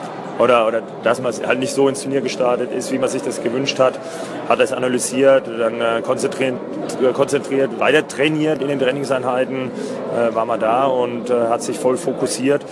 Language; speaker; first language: German; native; German